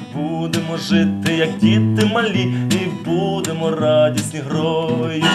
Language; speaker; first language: Ukrainian; native; Ukrainian